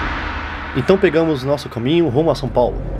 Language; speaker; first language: Portuguese; native; Portuguese